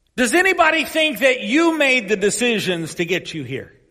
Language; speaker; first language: English; native; English